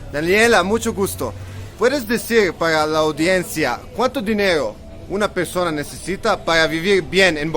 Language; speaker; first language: Spanish; non-native, learner; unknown